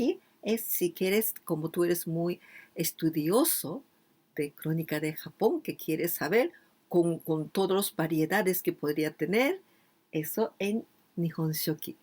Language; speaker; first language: Spanish; non-native, fluent; Japanese